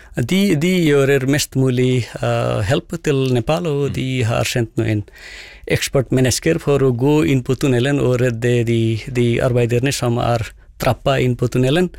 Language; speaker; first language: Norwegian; non-native, fluent; Nepali